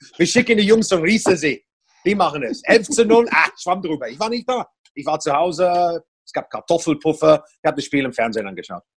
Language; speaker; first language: German; non-native, fluent; English